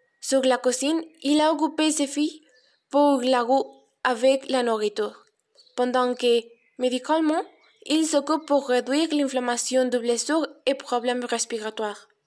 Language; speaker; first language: French; non-native, learner; Spanish